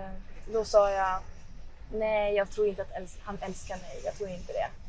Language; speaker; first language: Swedish; early bilingual, other home language; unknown